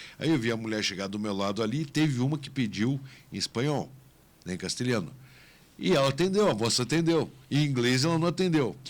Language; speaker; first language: Portuguese; native; Portuguese